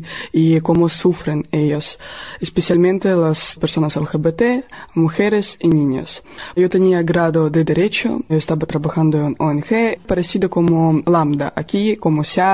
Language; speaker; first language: Spanish; non-native, learner; Russian